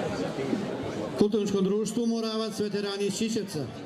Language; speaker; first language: Bosnian; native; Bosnian